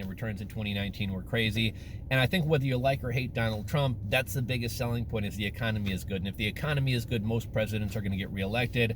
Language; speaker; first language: English; native; English